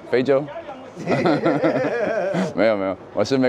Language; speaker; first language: Chinese; non-native, fluent; English